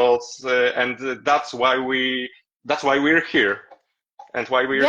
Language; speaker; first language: English; non-native, learner; Polish